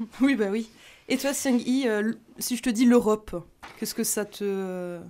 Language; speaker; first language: French; native; French